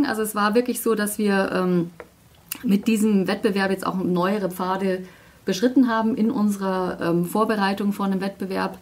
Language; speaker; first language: German; native; German